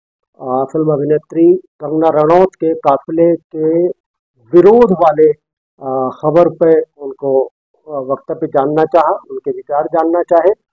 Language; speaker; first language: Hindi; native; Hindi